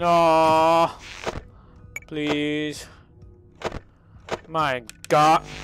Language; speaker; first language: English; non-native, learner; Italian